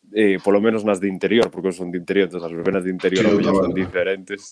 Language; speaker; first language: Galician; native; Galician